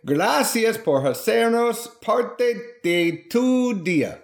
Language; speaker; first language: Spanish; non-native, learner; English